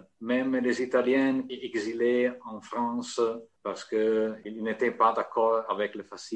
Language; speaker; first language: French; non-native, fluent; Italian